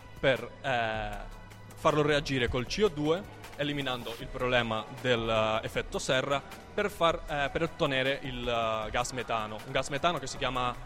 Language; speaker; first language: Italian; non-native, fluent; Spanish